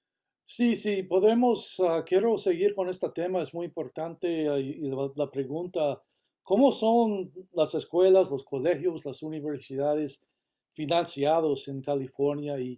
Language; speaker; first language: Spanish; early bilingual, heritage; Spanish